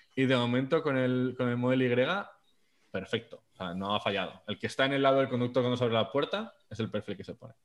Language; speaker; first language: Spanish; native; Spanish